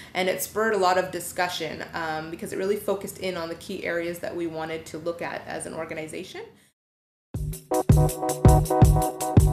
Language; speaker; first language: English; native; English